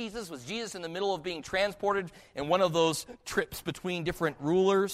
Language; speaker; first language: English; native; English